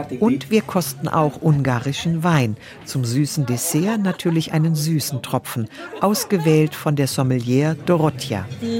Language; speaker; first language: German; native; German